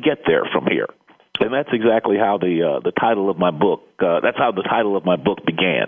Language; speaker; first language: English; native; English